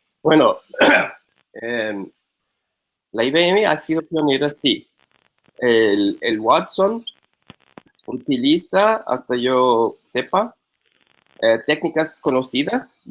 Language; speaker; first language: Spanish; non-native, fluent; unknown